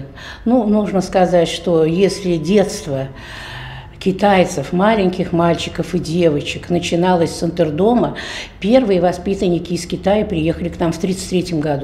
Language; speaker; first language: Russian; native; Russian